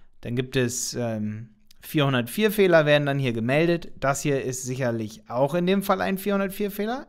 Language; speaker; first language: German; native; German